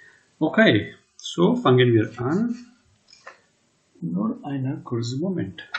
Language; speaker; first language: German; non-native, fluent; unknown